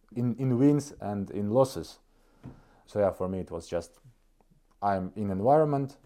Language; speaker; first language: English; non-native, fluent; Estonian